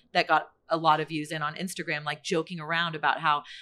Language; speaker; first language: English; native; English